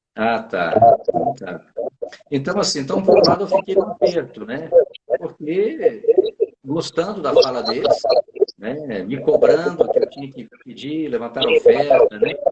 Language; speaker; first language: Portuguese; native; Portuguese